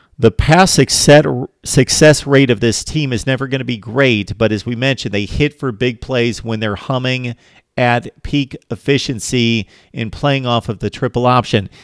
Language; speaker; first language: English; native; English